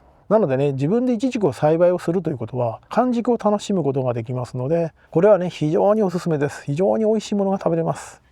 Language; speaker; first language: Japanese; native; Japanese